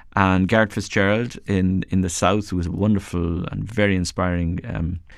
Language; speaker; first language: English; native; English